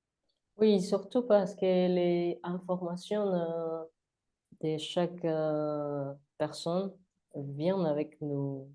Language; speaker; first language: French; non-native, learner; Spanish